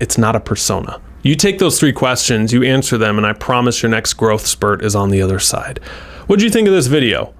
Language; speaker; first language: English; native; English